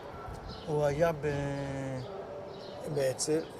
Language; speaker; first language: Hebrew; non-native, local second language; Yiddish